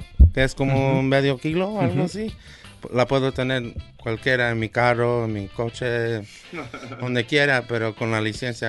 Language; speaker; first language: Spanish; early bilingual, heritage; Spanish